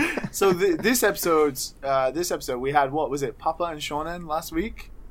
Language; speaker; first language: English; native; English